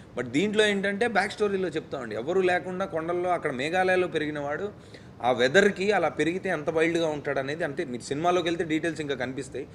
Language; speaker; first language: Telugu; native; Telugu